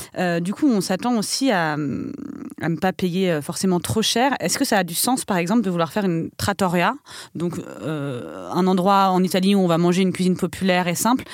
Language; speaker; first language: French; native; French